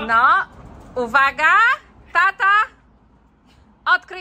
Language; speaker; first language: Polish; native; Polish